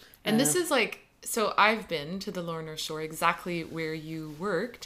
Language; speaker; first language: English; native; English